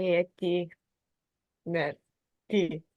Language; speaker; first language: Norwegian; non-native, learner; Lithuanian